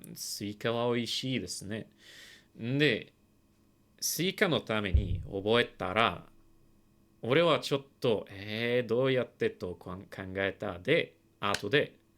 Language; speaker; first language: Japanese; non-native, learner; English